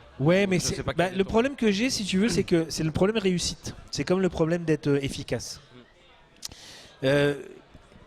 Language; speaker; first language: French; native; French